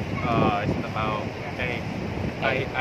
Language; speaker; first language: English; non-native, learner; Vietnamese